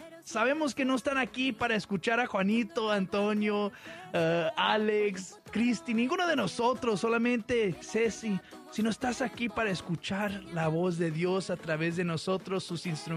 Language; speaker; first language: Spanish; early bilingual, heritage; Spanish